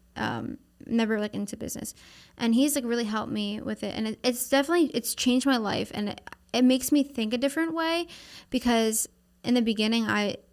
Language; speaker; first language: English; native; English